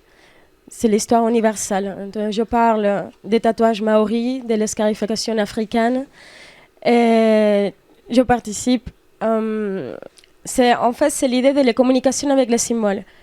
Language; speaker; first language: French; non-native, fluent; Spanish